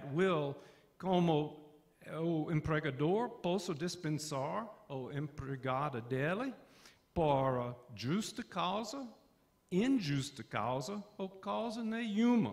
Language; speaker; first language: Portuguese; non-native, fluent; English